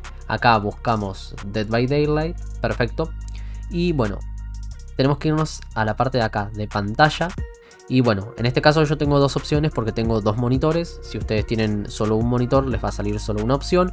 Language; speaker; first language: Spanish; native; Spanish